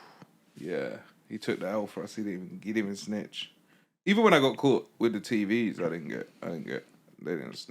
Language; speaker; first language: English; native; English